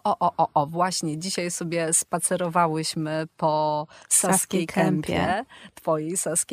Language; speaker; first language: Polish; native; Polish